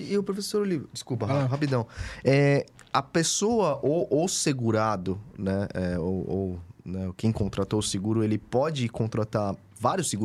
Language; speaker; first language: Portuguese; native; Portuguese